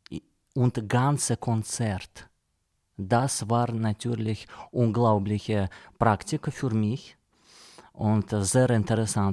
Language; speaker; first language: German; non-native, learner; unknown